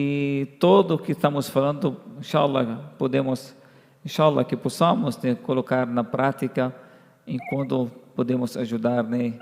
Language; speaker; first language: Portuguese; non-native, fluent; Arabic